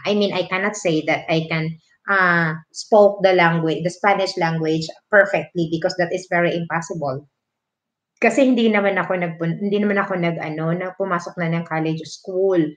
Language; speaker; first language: English; non-native, local second language; Filipino